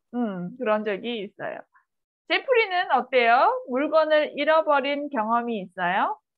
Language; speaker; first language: Korean; native; Korean